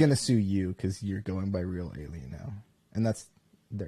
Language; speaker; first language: English; native; English